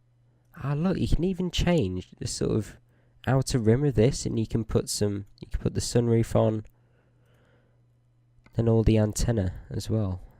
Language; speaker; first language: English; native; English